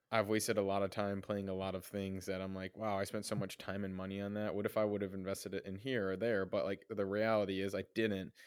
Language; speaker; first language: English; native; English